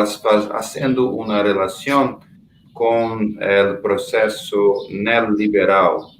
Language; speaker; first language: Spanish; non-native, fluent; Portuguese